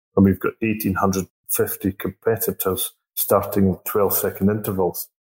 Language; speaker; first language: English; native; English